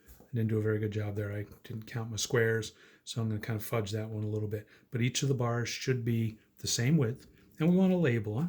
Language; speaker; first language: English; native; English